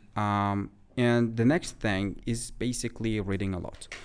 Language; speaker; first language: English; non-native, fluent; Uzbek